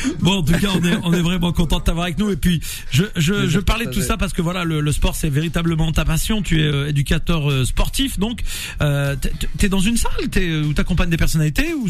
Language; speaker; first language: French; native; French